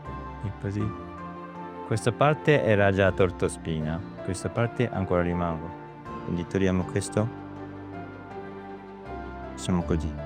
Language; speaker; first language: Italian; non-native, learner; Japanese